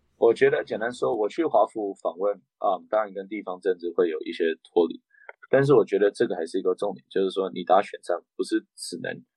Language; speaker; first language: Chinese; early bilingual, heritage; Chinese